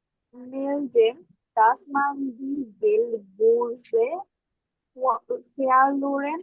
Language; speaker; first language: German; non-native, learner; Bangla